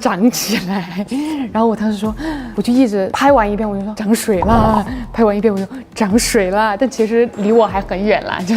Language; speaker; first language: Chinese; native; Chinese